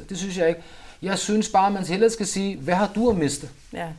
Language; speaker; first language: Danish; early bilingual, other home language; Urdu